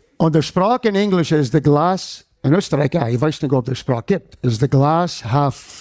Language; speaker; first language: German; non-native, fluent; English